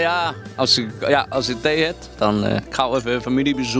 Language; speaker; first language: Dutch; non-native, learner; Cantonese